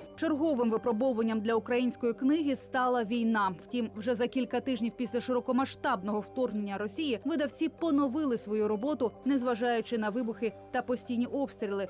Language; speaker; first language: Ukrainian; early bilingual, other home language; Russian